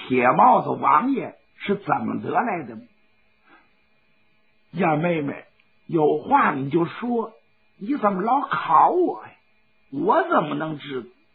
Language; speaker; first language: Chinese; native; Chinese